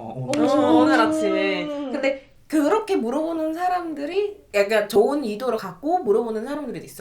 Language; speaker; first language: Korean; non-native, fluent; Indonesian